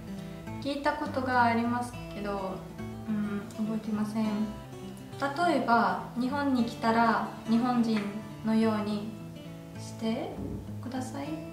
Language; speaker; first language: Japanese; non-native, learner; Russian